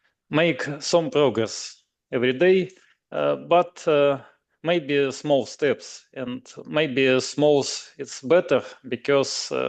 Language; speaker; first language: English; non-native, learner; Russian